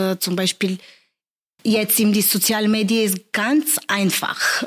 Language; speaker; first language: German; non-native, learner; Bulgarian